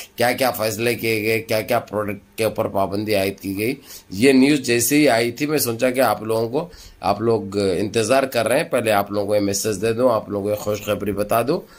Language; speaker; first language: Urdu; native; Urdu